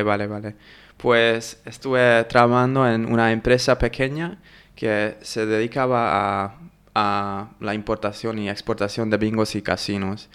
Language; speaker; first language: Spanish; non-native, fluent; Hungarian